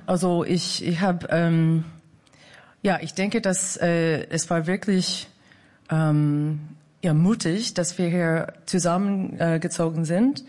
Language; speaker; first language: German; non-native, fluent; English